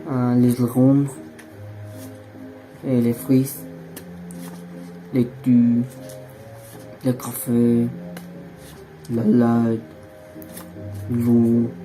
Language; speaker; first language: French; non-native, learner; Spanish